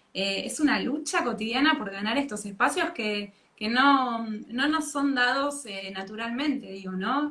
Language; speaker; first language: Spanish; native; Spanish